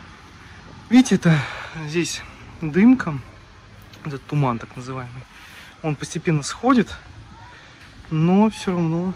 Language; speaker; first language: Russian; native; Russian